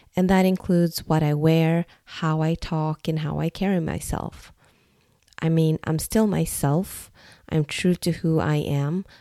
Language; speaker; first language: English; non-native, fluent; Norwegian